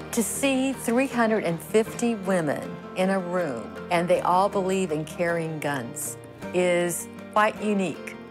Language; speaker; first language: English; native; English